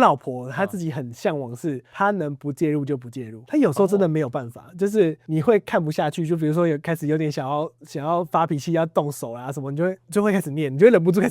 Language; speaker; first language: Chinese; native; Chinese